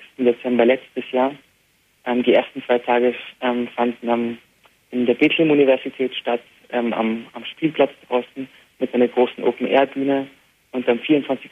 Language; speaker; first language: German; early bilingual, heritage; Arabic